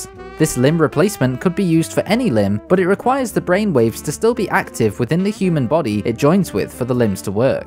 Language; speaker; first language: English; native; English